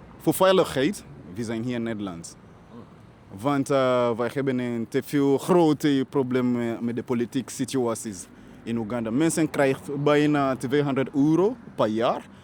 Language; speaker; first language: Dutch; non-native, learner; Ganda